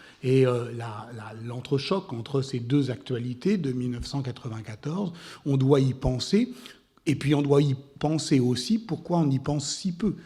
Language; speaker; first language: French; native; French